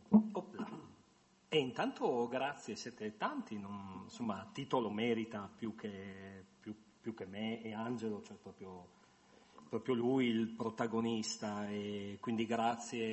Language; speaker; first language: Italian; native; Italian